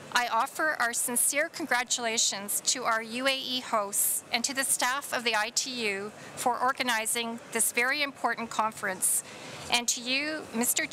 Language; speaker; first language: English; native; English